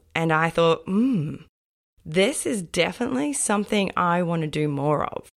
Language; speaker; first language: English; native; English